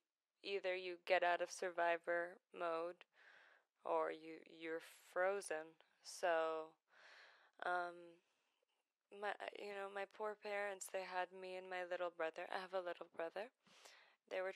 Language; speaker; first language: English; non-native, fluent; Arabic